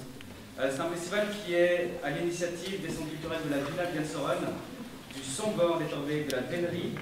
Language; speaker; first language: French; native; French